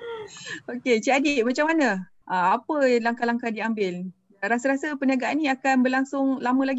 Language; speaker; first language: Malay; native; Malay